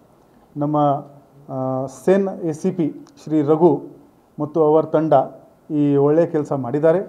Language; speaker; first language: Kannada; non-native, local second language; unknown